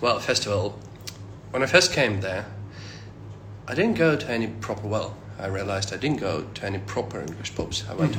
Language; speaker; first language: English; non-native, fluent; Russian